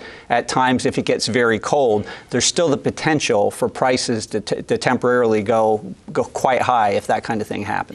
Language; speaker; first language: English; native; English